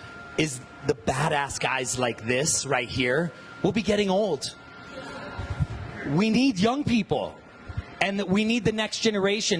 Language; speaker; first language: English; native; English